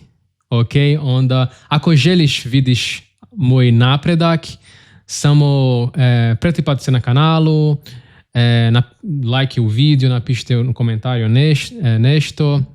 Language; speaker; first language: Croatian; non-native, learner; Portuguese